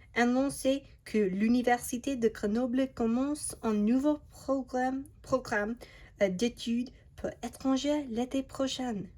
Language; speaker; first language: French; non-native, learner; English